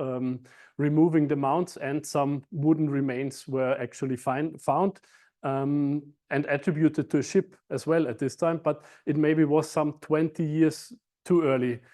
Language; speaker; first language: English; non-native, fluent; German